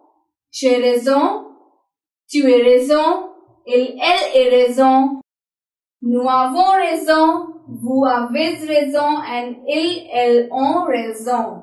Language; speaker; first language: French; non-native, learner; Hindi